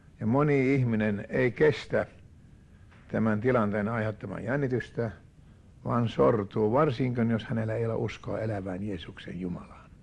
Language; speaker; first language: Finnish; native; Finnish